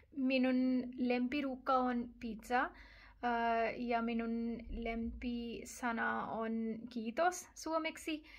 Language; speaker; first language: Finnish; non-native, learner; Punjabi